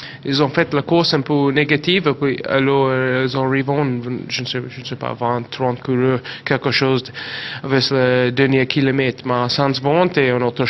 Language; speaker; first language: French; non-native, learner; English